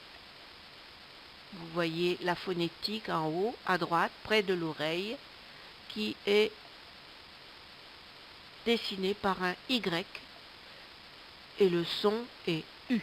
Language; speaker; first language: French; native; French